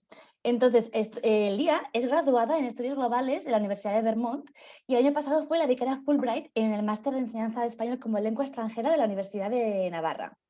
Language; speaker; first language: Spanish; native; Spanish